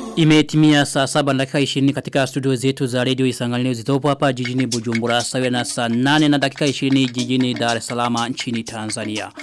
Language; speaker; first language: Swahili; non-native, local second language; Rundi